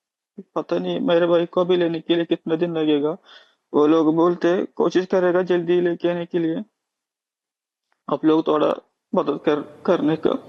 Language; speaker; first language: Hindi; non-native, local second language; Malayalam